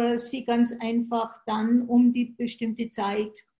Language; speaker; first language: German; native; German